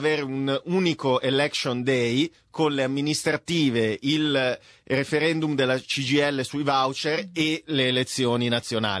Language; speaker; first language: Italian; native; Italian